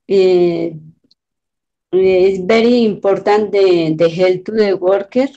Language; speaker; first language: English; non-native, learner; Spanish